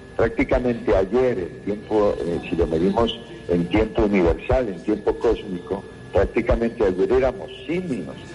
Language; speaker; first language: Spanish; native; Spanish